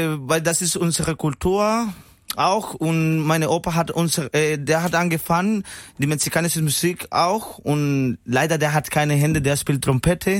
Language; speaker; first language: German; non-native, learner; Spanish